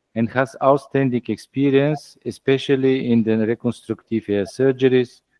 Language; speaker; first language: English; non-native, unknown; Bulgarian